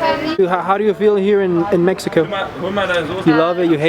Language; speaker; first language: English; non-native, learner; Spanish